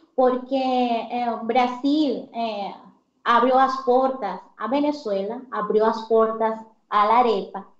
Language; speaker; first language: Portuguese; non-native, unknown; Spanish